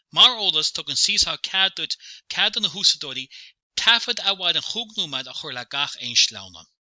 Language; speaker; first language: Irish; native; Irish